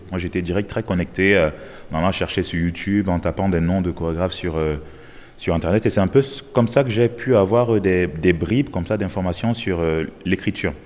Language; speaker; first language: French; non-native, local second language; Basaa